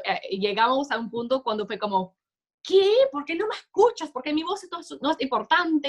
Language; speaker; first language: Spanish; non-native, fluent; English